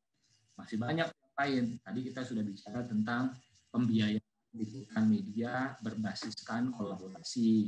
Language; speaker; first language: Indonesian; native; Indonesian